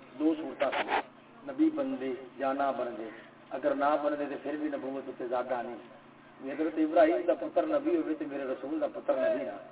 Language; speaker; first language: Urdu; non-native, local second language; Punjabi